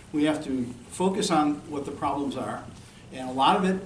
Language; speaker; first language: English; native; English